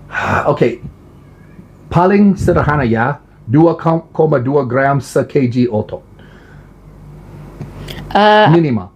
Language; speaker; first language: Indonesian; non-native, learner; English